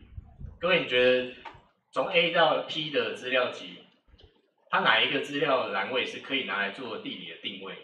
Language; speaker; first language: Chinese; native; Chinese